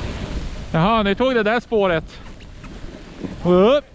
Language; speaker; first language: Swedish; native; Swedish